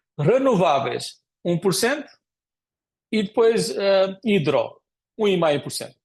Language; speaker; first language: Portuguese; non-native, fluent; Konkani